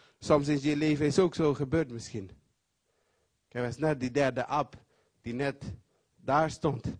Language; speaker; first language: Dutch; non-native, fluent; Papiamento